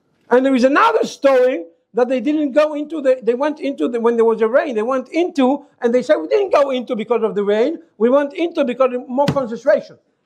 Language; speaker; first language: English; non-native, learner; Hebrew